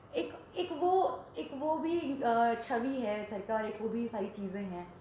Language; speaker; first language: Hindi; native; Hindi